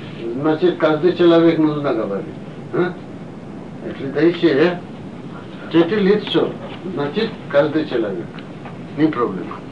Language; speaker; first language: Russian; non-native, learner; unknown